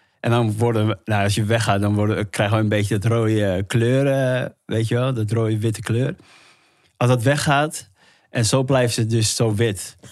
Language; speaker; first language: Dutch; early bilingual, other home language; Somali